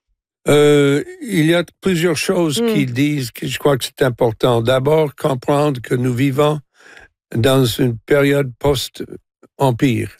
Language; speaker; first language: French; non-native, local second language; English